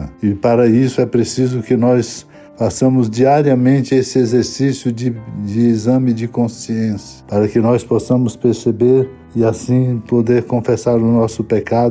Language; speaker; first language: Portuguese; native; Portuguese